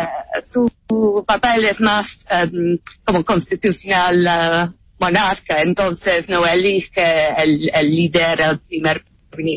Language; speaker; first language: Spanish; non-native, fluent; English